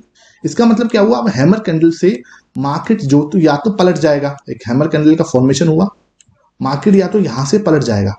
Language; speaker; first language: Hindi; native; Hindi